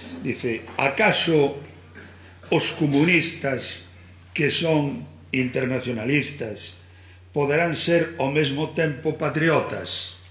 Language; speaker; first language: Galician; native; Galician